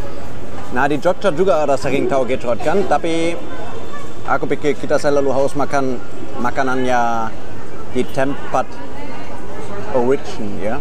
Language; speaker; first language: Indonesian; non-native, fluent; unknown